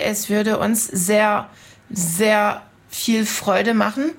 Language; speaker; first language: German; non-native, fluent; French